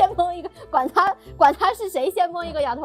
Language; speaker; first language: Chinese; native; Chinese